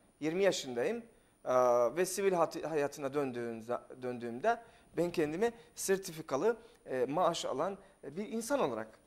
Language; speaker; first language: Turkish; non-native, fluent; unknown